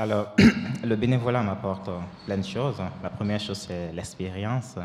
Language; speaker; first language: French; non-native, local second language; Fula